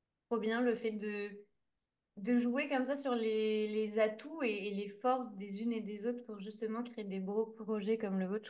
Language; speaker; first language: French; native; French